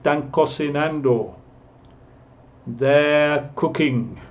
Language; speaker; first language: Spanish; non-native, fluent; English